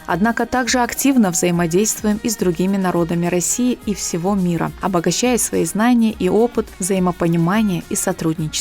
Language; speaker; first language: Russian; native; Russian